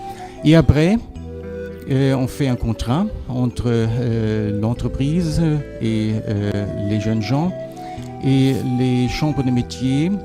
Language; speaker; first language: French; non-native, fluent; German